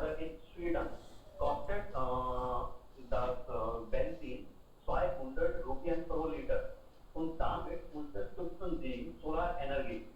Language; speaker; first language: German; non-native, learner; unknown